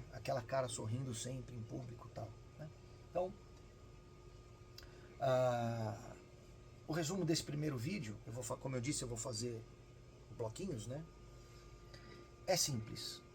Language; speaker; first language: Portuguese; native; Portuguese